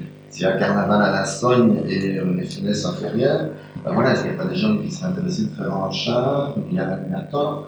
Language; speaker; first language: French; native; French